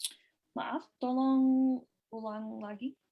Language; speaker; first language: Indonesian; non-native, learner; English